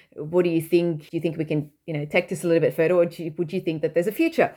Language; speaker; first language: English; non-native, fluent; Dutch